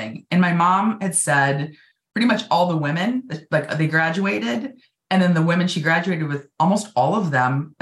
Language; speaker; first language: English; native; English